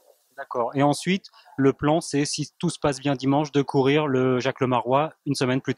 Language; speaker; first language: French; native; French